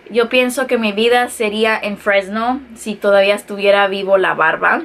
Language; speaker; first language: Spanish; early bilingual, heritage; Spanish